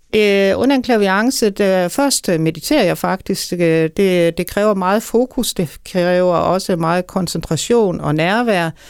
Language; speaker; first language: Danish; native; Danish